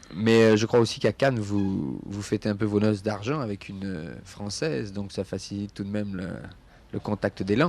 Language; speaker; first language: French; native; French